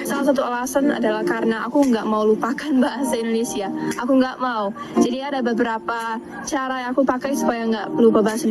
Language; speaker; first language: Indonesian; early bilingual, other home language; English